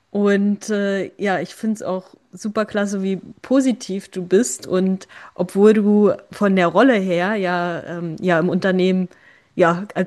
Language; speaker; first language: German; native; German